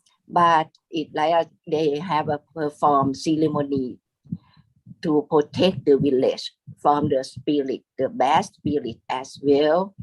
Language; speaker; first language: English; non-native, fluent; Thai